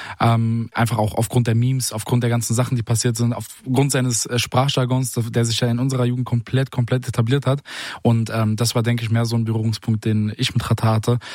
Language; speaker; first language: German; native; German